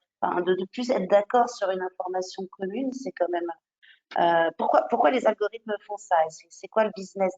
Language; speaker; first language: French; native; French